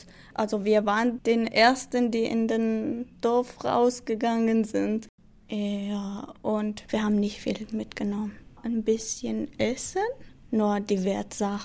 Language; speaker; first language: German; non-native, learner; Kurdish